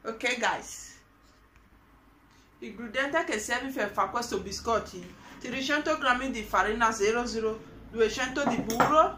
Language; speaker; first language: Italian; non-native, learner; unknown